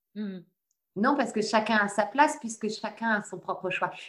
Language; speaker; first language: French; native; French